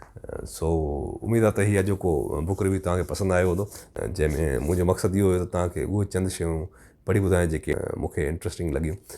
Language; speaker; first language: Sindhi; native; Sindhi